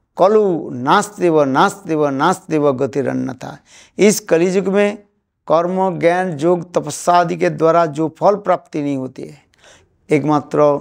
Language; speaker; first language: Hindi; non-native, local second language; Bangla